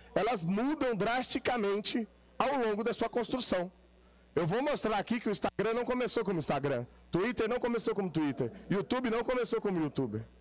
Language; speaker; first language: Portuguese; native; Portuguese